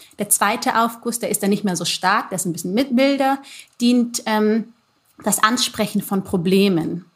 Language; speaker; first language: German; early bilingual, other home language; Amharic